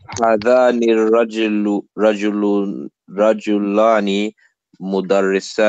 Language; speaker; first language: Arabic; non-native, learner; English